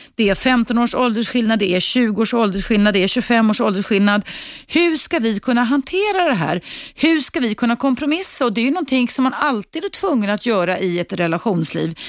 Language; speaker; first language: Swedish; native; Swedish